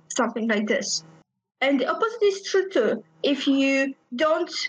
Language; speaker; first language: English; non-native, fluent; Polish